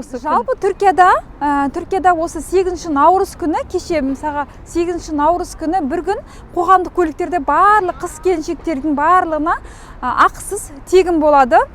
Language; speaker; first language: Kazakh; native; Kazakh